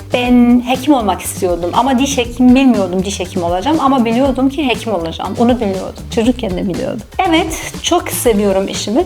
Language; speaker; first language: Turkish; non-native, fluent; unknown